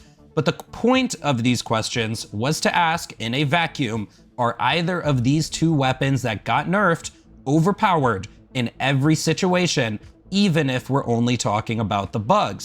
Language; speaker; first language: English; native; English